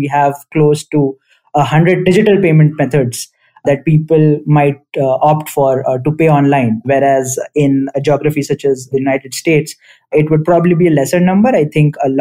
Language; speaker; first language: English; non-native, local second language; Hindi